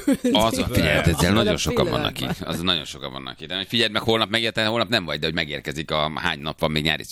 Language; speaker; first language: Hungarian; native; Hungarian